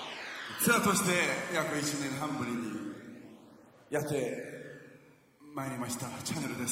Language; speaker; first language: Japanese; non-native, fluent; Korean